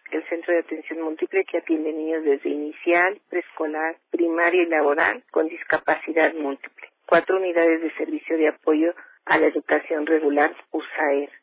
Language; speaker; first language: Spanish; native; Spanish